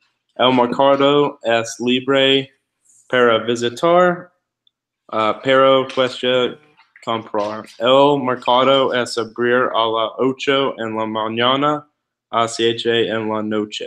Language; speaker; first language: Spanish; non-native, learner; English